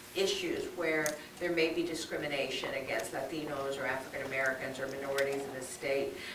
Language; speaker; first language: English; native; English